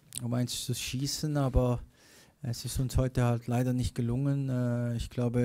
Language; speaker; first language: German; non-native, fluent; Italian